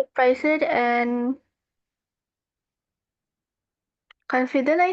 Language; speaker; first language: English; non-native, learner; Indonesian